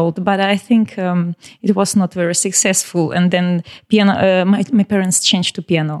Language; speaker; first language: English; non-native, learner; Ukrainian